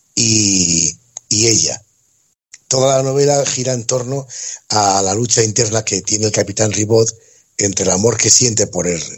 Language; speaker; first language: Spanish; native; Spanish